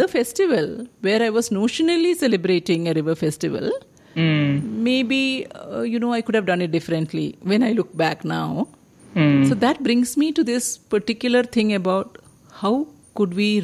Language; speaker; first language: English; non-native, local second language; Malayalam